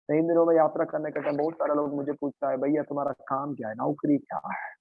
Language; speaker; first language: Hindi; non-native, local second language; Malayalam